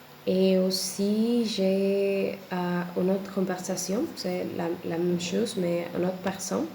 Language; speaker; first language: French; non-native, learner; Spanish